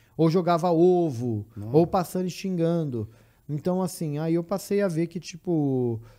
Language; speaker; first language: Portuguese; native; Portuguese